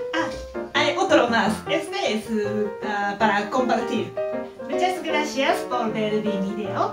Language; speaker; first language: Spanish; non-native, learner; Japanese